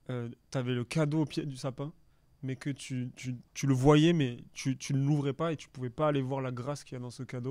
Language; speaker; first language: French; native; French